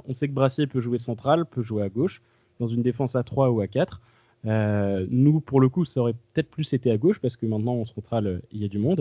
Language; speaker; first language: French; native; French